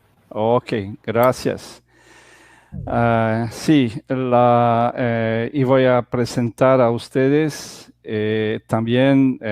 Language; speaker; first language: Spanish; non-native, fluent; Portuguese